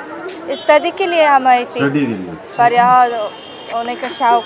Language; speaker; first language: Hindi; non-native, learner; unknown